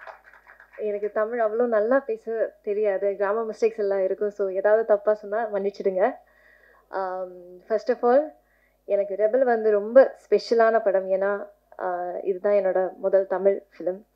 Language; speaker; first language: Tamil; non-native, learner; Malayalam